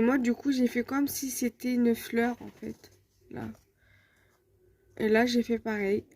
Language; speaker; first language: French; native; French